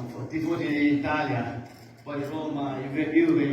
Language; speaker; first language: Italian; non-native, learner; Nepali